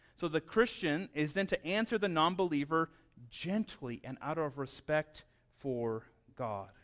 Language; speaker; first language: English; native; English